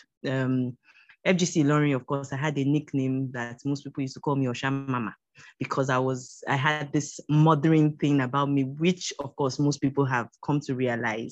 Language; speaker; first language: English; non-native, local second language; Yoruba